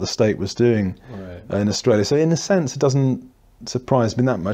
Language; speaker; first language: English; native; English